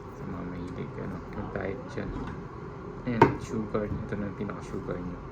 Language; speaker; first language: Filipino; native; Filipino